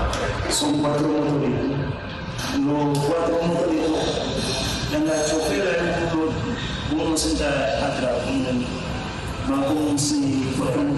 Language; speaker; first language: Spanish; non-native, learner; Haitian Creole